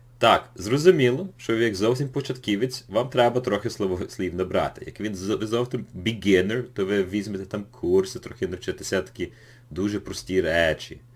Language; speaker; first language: Ukrainian; early bilingual, heritage; English